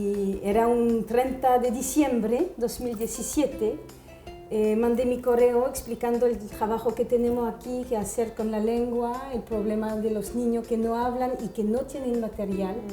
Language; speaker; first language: Spanish; non-native, fluent; French